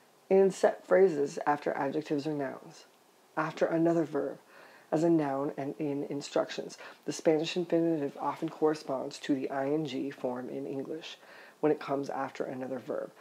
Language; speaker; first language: English; native; English